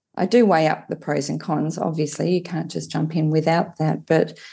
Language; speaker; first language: English; native; English